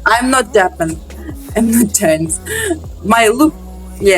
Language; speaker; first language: English; non-native, learner; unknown